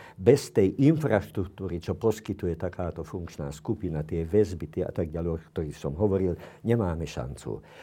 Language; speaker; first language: Slovak; non-native, local second language; Hungarian